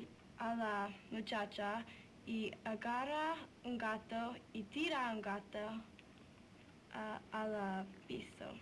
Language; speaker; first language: Spanish; non-native, learner; English